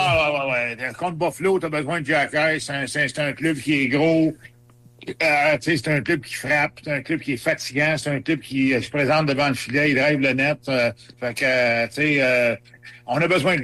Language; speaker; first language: French; native; French